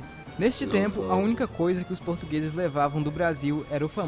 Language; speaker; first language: Portuguese; native; Portuguese